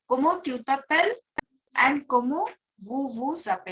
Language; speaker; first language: French; non-native, fluent; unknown